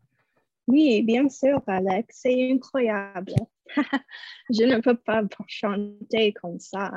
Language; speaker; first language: French; non-native, fluent; English